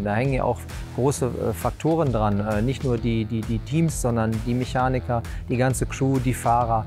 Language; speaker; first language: German; native; German